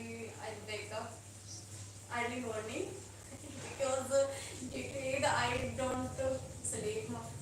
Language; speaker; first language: English; non-native, learner; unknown